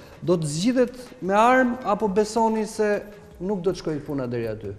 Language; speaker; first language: Albanian; native; Albanian